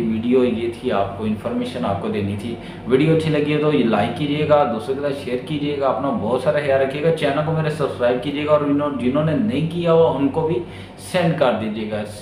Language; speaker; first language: Urdu; non-native, local second language; Punjabi